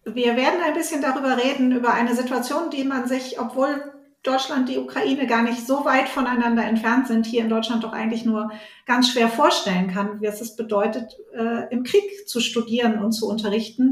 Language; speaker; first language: German; native; German